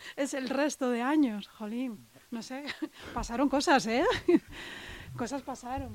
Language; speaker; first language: Spanish; native; Spanish